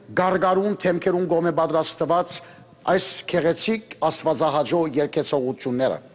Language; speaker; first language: Armenian; early bilingual, heritage; Armenian